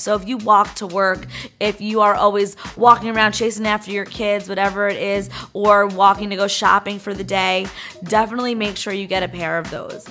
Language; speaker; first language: English; native; English